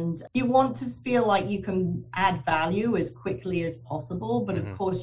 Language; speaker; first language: English; native; English